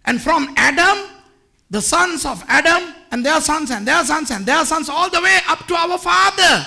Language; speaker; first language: English; non-native, local second language; Tamil